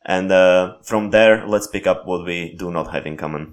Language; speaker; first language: English; non-native, fluent; Slovak